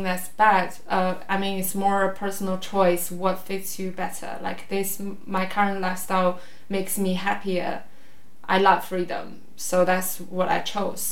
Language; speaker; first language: English; non-native, fluent; Chinese